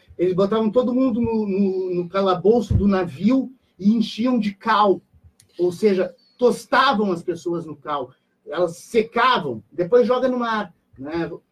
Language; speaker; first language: Portuguese; native; Portuguese